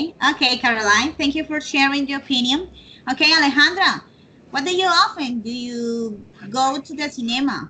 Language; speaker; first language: English; non-native, learner; Spanish